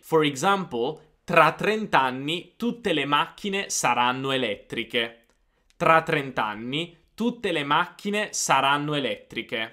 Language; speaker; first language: Italian; native; Italian